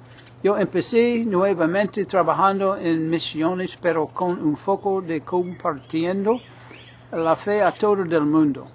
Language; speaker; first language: Spanish; non-native, fluent; English